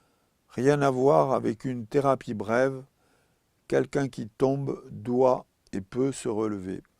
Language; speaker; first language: French; native; French